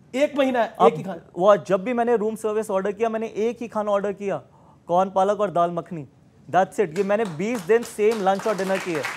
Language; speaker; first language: Hindi; native; Hindi